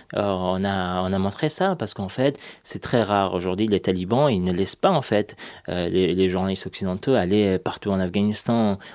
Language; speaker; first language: French; non-native, fluent; Persian